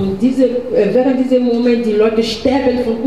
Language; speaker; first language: German; non-native, learner; French